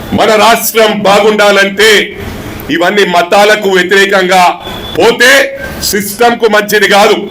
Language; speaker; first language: Telugu; non-native, local second language; Tamil